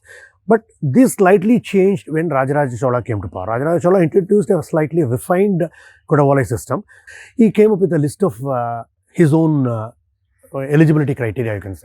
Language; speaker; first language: English; non-native, local second language; Tamil